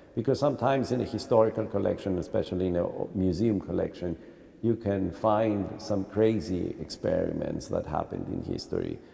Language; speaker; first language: English; non-native, fluent; Greek